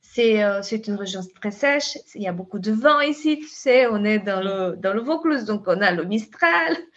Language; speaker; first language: French; non-native, fluent; Portuguese